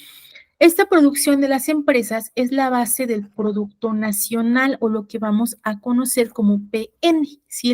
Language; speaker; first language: Spanish; native; Spanish